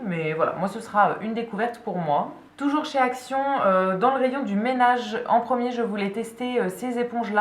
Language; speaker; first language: French; native; French